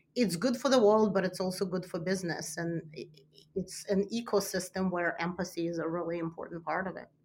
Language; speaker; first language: English; early bilingual, other home language; Russian